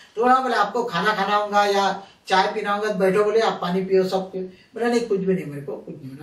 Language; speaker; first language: Hindi; non-native, local second language; Marathi